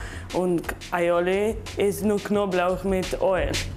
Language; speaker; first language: German; non-native, learner; Croatian